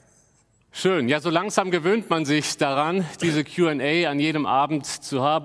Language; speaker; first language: German; native; German